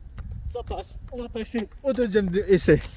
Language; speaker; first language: French; native; French